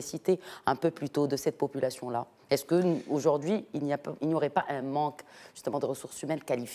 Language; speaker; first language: French; non-native, local second language; Arabic